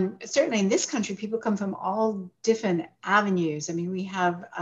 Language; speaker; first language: English; native; English